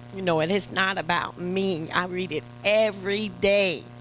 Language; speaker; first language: English; native; English